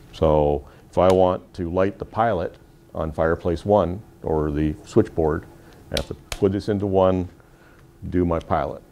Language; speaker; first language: English; native; English